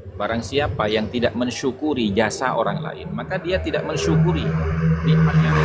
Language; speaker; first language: Indonesian; non-native, local second language; Madurese